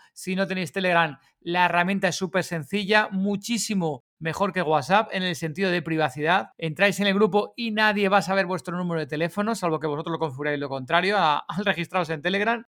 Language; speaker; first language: Spanish; native; Spanish